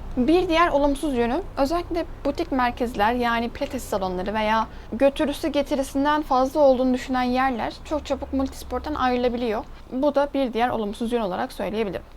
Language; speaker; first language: Turkish; native; Turkish